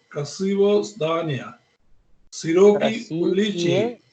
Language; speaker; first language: Russian; non-native, learner; Hindi